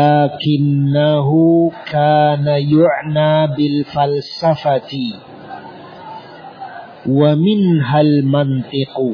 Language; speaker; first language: Arabic; non-native, fluent; Indonesian